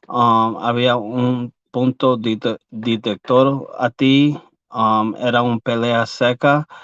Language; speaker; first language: Spanish; early bilingual, heritage; English